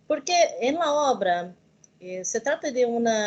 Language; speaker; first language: Spanish; non-native, learner; Portuguese